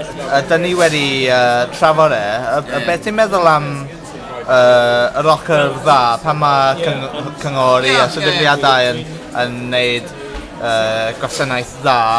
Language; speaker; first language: Welsh; non-native, local second language; English